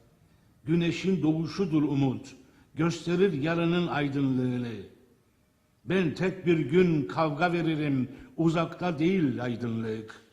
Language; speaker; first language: Turkish; native; Turkish